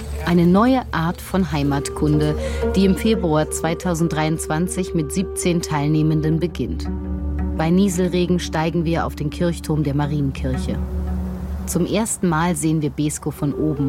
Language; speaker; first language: German; native; German